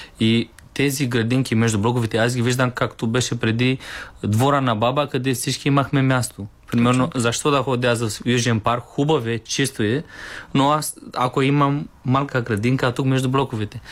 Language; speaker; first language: Bulgarian; non-native, learner; Romanian